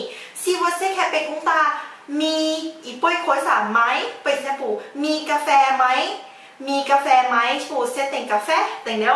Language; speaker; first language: Portuguese; non-native, learner; Thai